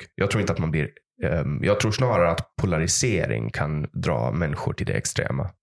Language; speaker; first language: Swedish; native; Swedish